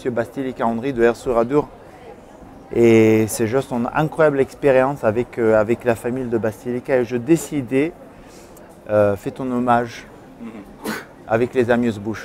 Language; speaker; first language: French; non-native, learner; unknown